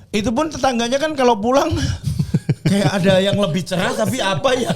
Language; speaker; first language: Indonesian; native; Indonesian